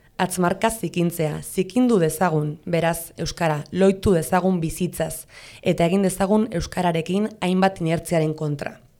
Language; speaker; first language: Basque; non-native, local second language; Spanish